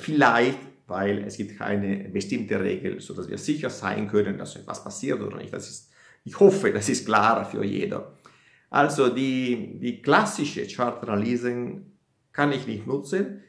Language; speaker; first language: German; non-native, fluent; Italian